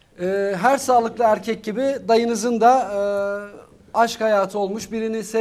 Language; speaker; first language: Turkish; native; Turkish